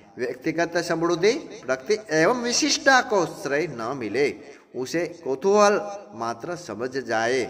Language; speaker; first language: Hindi; non-native, local second language; Gujarati